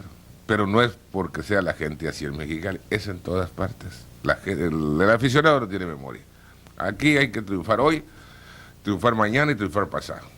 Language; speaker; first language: Spanish; native; Spanish